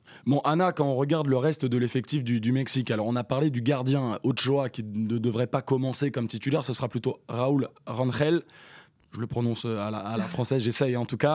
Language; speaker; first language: French; native; French